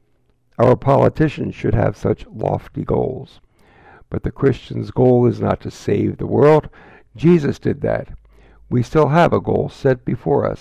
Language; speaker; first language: English; native; English